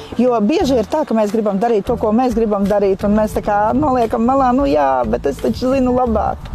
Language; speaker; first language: Latvian; native; Latvian